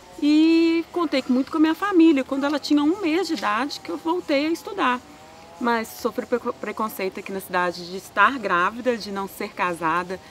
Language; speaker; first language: Portuguese; native; Portuguese